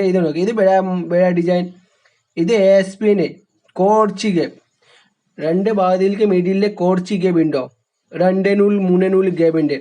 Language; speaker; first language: Malayalam; non-native, learner; Hindi